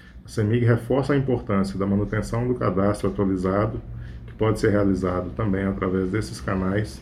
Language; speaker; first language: Portuguese; native; Portuguese